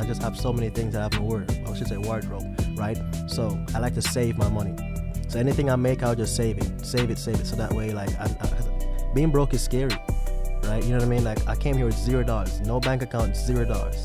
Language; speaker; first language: English; non-native, local second language; Jamaican Creole English